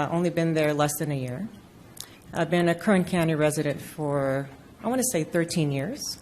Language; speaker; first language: English; non-native, local second language; Filipino